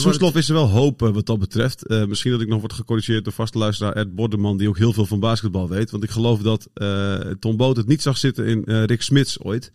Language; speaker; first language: Dutch; native; Dutch